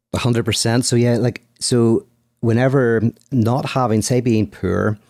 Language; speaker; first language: English; native; English